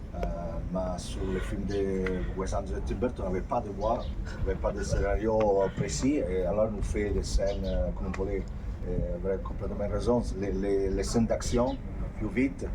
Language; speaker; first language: French; non-native, fluent; Italian